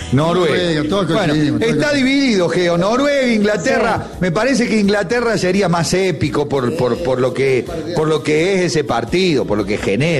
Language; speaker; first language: Spanish; native; Spanish